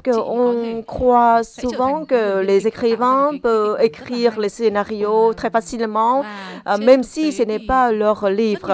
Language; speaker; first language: French; non-native, fluent; Vietnamese